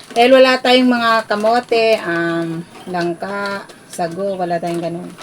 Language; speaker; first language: Filipino; non-native, local second language; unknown